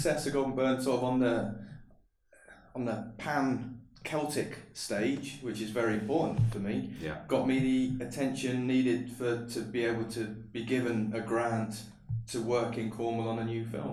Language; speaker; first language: English; native; English